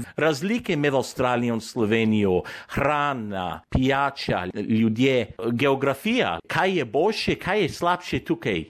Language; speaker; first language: Slovenian; early bilingual, heritage; Slovenian